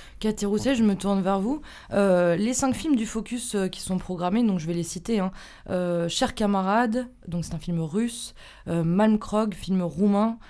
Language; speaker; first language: French; native; French